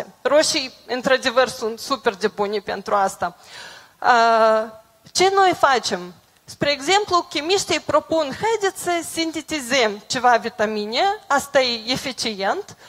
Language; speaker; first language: Romanian; non-native, local second language; Russian